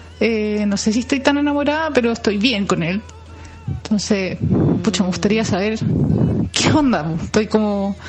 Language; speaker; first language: Spanish; native; Spanish